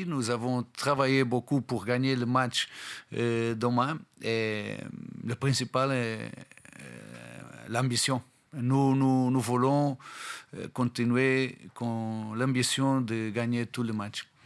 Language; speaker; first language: French; non-native, fluent; Portuguese